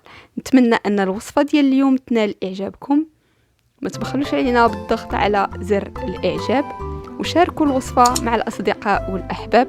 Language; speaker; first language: Arabic; native; Arabic